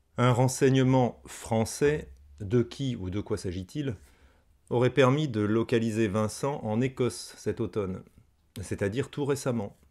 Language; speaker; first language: French; native; French